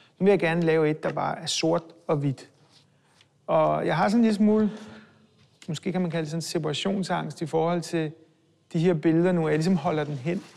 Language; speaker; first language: Danish; early bilingual, other home language; Hebrew